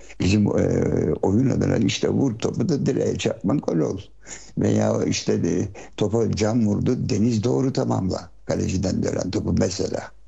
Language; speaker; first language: Turkish; early bilingual, heritage; Turkish